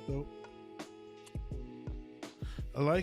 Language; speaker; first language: English; native; English